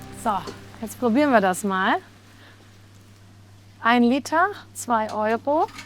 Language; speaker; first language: German; native; German